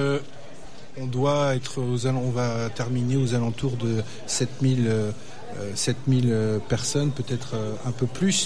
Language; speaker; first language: French; native; French